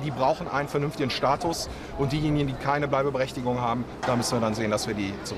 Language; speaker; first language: German; native; German